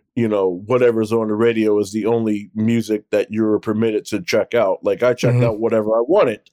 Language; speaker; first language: English; native; English